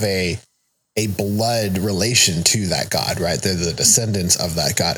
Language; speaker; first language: English; early bilingual, other home language; Spanish